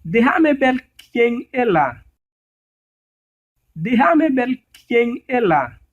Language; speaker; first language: Spanish; non-native, learner; Haitian Creole